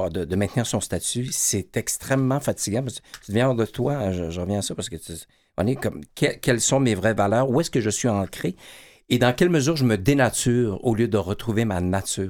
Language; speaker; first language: French; native; French